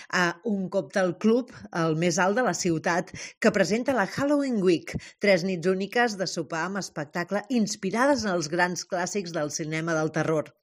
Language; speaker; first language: Catalan; native; Catalan